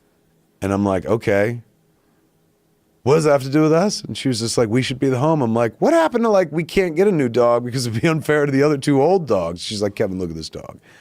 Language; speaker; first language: English; native; English